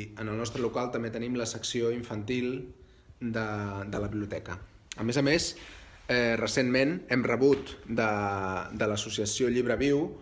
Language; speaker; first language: Catalan; non-native, local second language; Occitan